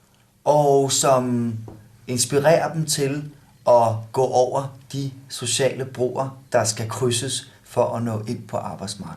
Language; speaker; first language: Danish; native; Danish